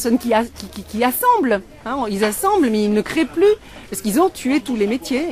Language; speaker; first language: French; native; French